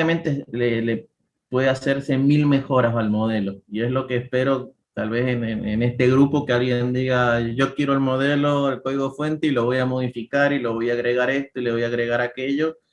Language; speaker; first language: Spanish; native; Spanish